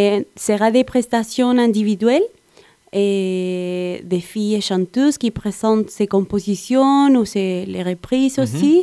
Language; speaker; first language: French; non-native, learner; Spanish